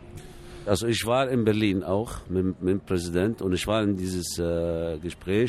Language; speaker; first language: German; non-native, fluent; Arabic